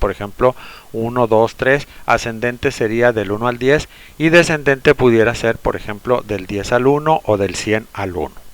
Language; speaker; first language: Spanish; native; Spanish